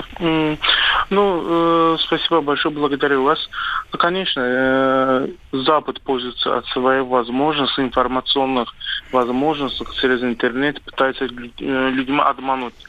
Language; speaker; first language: Russian; non-native, learner; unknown